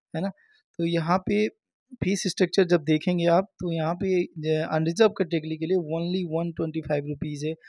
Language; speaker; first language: Hindi; native; Hindi